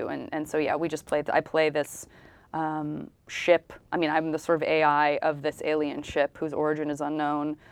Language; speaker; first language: English; native; English